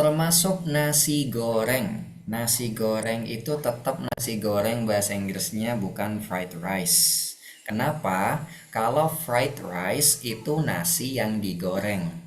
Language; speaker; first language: Indonesian; native; Indonesian